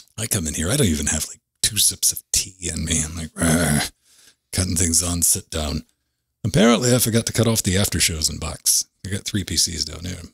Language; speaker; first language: English; native; English